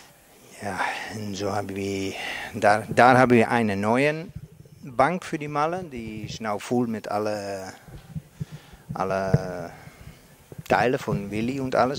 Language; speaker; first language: German; non-native, learner; Dutch